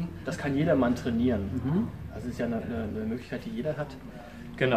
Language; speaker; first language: German; native; German